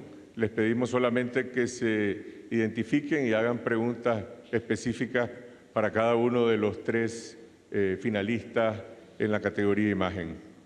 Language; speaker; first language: Spanish; native; Spanish